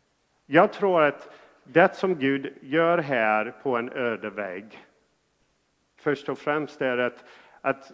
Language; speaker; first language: Swedish; non-native, fluent; English